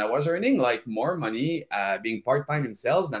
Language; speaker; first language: English; non-native, fluent; French